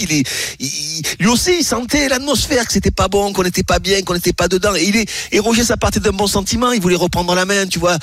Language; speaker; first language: French; native; French